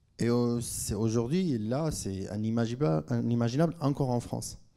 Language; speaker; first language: French; non-native, fluent; Kurdish